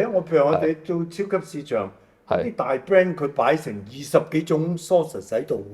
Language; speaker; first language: Cantonese; native; Cantonese